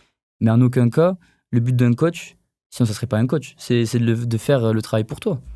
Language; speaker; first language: French; native; French